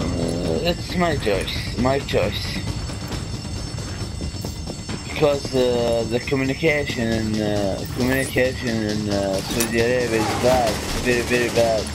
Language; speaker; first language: English; non-native, learner; Arabic